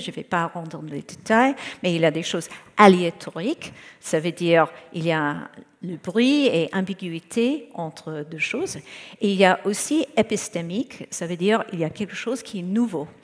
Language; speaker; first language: French; non-native, fluent; English